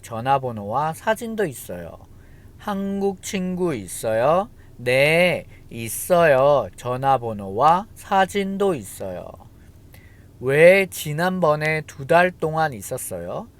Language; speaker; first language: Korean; non-native, fluent; Thai